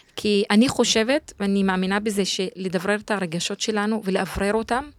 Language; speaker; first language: Hebrew; non-native, local second language; Arabic